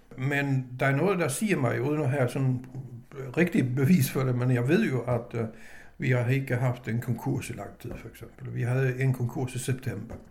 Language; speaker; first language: Danish; native; Danish